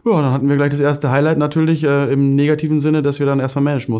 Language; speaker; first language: German; native; German